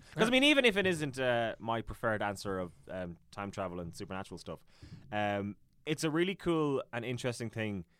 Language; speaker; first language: English; native; English